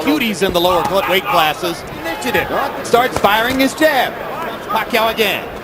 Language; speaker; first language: English; native; English